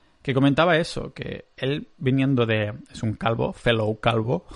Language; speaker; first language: Spanish; non-native, local second language; Catalan